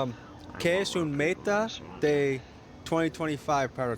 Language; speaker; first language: Spanish; non-native, learner; English